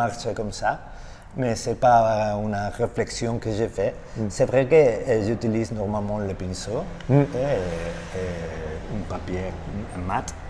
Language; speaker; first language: French; non-native, learner; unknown